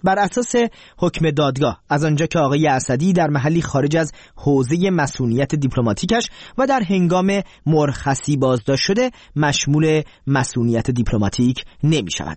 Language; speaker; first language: Persian; native; Persian